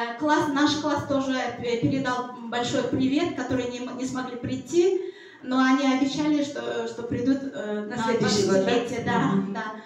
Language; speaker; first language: Russian; non-native, local second language; Kyrgyz